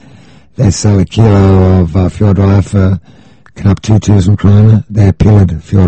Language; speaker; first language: Danish; non-native, fluent; English